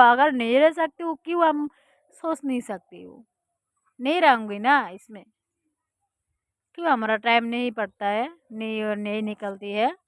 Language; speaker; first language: Hindi; non-native, fluent; Bangla